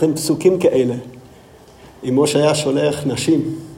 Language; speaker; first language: Hebrew; non-native, fluent; English